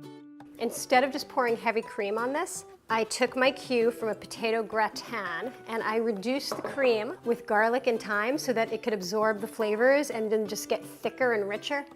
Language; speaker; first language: English; native; English